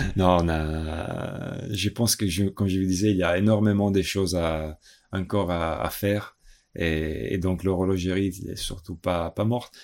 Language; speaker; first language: French; non-native, fluent; Italian